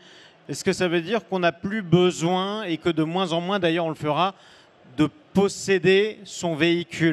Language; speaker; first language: French; native; French